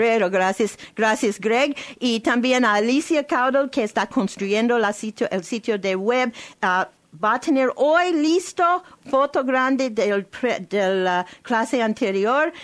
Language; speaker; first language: Spanish; non-native, learner; English